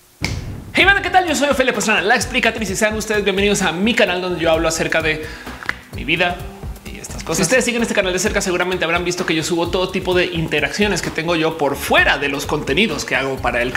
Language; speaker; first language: Spanish; native; Spanish